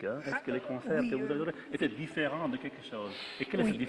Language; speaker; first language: French; non-native, fluent; Macedonian